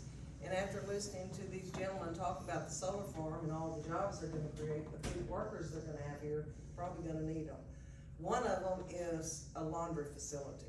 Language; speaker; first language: English; native; English